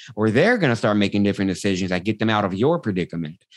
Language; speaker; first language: English; native; English